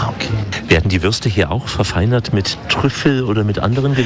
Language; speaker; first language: German; native; German